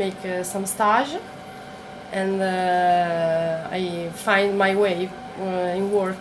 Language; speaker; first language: English; non-native, learner; Italian